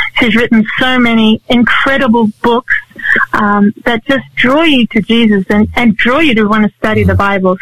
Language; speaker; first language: English; native; English